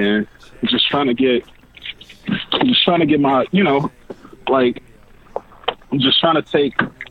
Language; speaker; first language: English; native; English